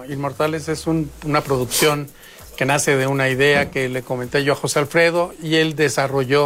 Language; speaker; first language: Spanish; native; Spanish